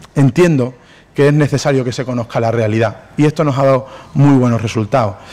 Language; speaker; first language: Spanish; native; Spanish